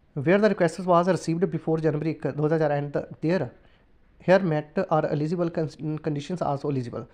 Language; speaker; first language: English; non-native, local second language; Punjabi